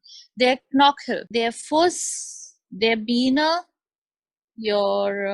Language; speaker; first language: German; non-native, learner; Hindi